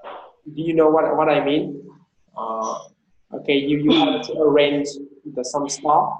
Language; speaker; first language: English; non-native, fluent; Vietnamese